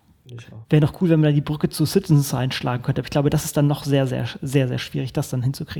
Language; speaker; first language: German; native; German